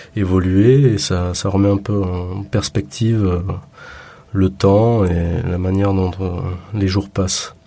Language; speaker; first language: French; native; French